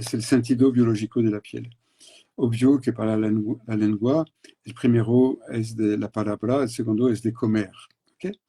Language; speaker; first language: Spanish; non-native, fluent; French